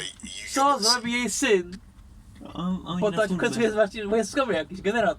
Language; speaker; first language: Polish; native; Polish